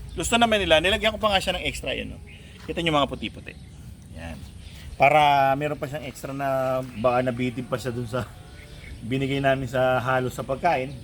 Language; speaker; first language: Filipino; native; Filipino